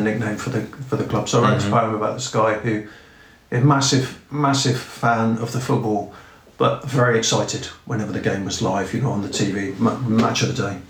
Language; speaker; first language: English; native; English